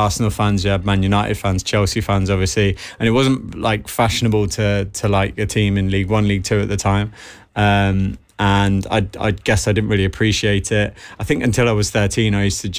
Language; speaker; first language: English; native; English